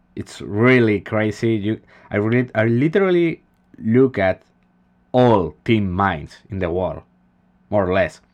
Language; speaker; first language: English; non-native, fluent; Spanish